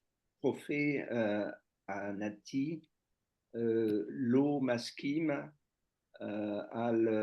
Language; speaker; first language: Hebrew; non-native, learner; French